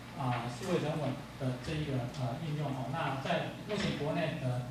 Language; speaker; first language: Chinese; native; Chinese